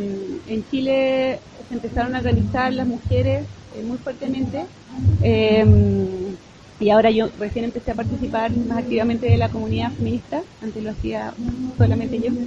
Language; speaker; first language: Spanish; native; Spanish